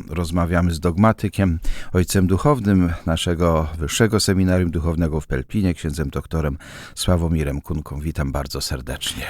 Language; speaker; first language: Polish; native; Polish